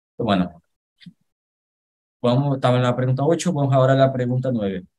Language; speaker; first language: Spanish; non-native, learner; Portuguese